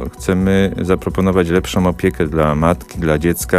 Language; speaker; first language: Polish; native; Polish